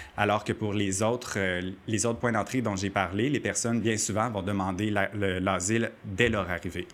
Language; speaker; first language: French; native; French